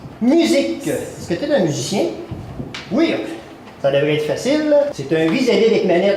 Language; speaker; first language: French; native; French